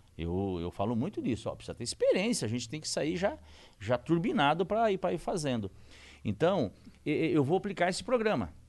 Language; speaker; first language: Portuguese; native; Portuguese